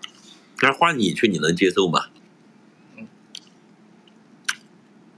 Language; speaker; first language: Chinese; native; Chinese